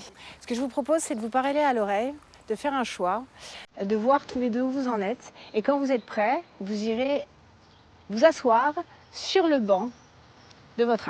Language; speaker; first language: French; native; French